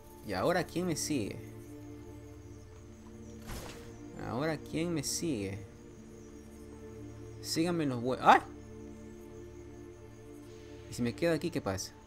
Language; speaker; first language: Spanish; native; Spanish